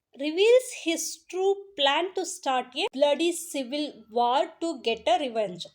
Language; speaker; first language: English; non-native, local second language; Kannada